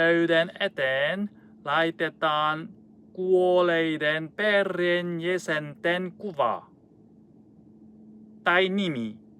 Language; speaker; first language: Finnish; non-native, learner; Korean